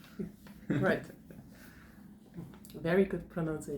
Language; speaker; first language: English; non-native, fluent; German